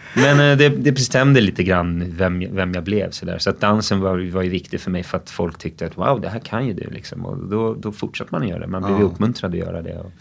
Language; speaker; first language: Swedish; early bilingual, other home language; English